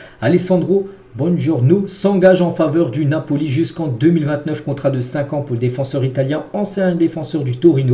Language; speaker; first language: French; native; French